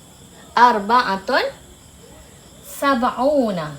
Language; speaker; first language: Arabic; non-native, fluent; Malay